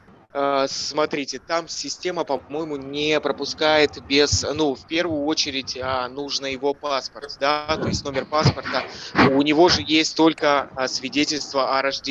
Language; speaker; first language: Russian; native; Russian